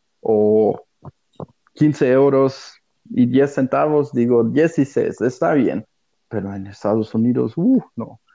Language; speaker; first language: Spanish; non-native, fluent; German